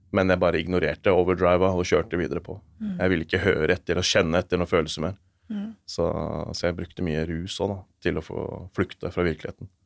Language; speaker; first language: Norwegian; native; Norwegian